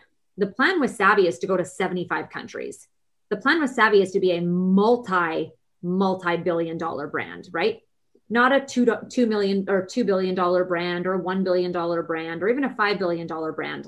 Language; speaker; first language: English; native; English